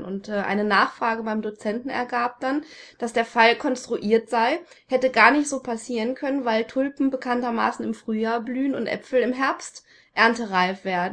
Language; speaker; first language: German; native; German